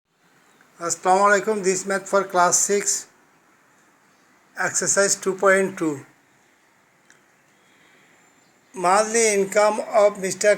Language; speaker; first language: English; non-native, fluent; Bangla